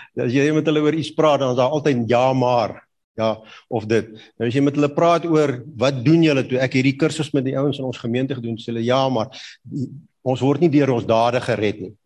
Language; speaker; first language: Afrikaans; native; Afrikaans